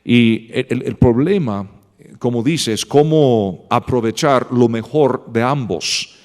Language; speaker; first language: Spanish; non-native, fluent; English